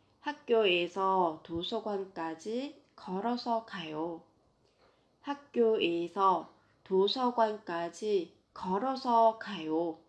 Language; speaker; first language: Korean; non-native, fluent; Vietnamese